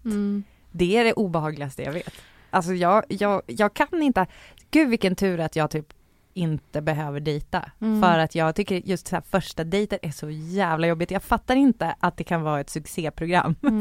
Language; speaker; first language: Swedish; native; Swedish